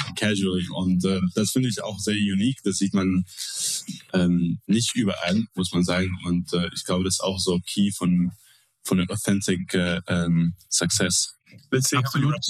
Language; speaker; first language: German; non-native, fluent; English